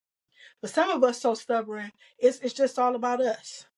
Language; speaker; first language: English; native; English